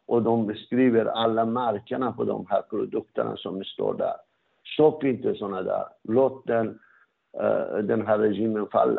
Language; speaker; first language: Swedish; non-native, fluent; Persian